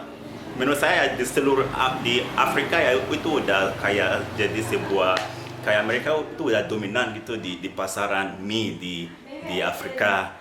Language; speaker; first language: Indonesian; non-native, fluent; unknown